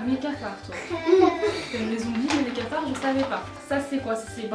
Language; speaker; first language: French; native; French